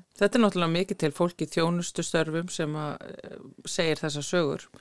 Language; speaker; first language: Icelandic; native; Icelandic